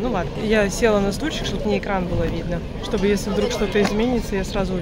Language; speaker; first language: Russian; native; Russian